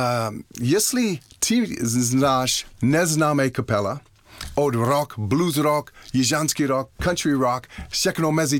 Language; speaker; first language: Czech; non-native, learner; English